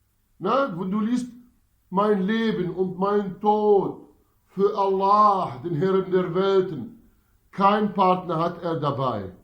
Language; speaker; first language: German; non-native, fluent; Arabic